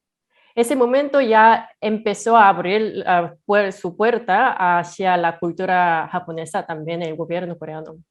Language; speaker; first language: Spanish; non-native, fluent; Korean